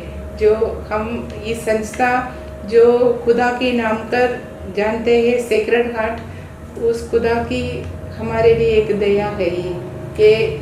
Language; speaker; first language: Hindi; non-native, local second language; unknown